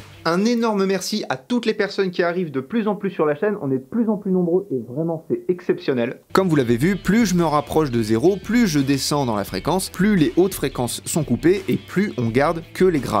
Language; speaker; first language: French; native; French